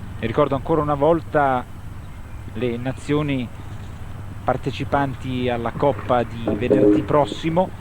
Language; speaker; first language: Italian; native; Italian